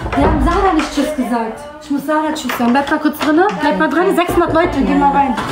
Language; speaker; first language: German; early bilingual, other home language; Kurdish